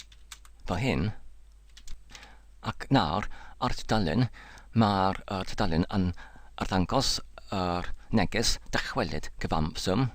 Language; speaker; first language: Welsh; non-native, learner; English